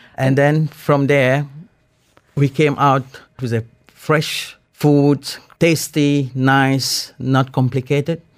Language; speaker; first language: English; non-native, fluent; Morisyen